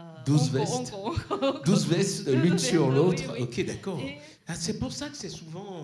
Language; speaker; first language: French; native; French